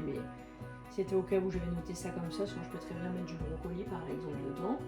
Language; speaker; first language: French; native; French